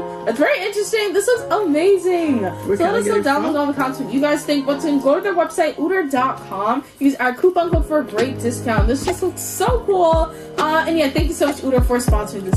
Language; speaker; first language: English; native; English